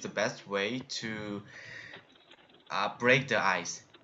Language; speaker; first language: English; non-native, learner; Korean